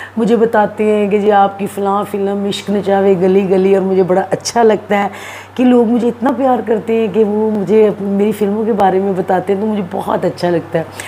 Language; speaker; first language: Urdu; non-native, local second language; Punjabi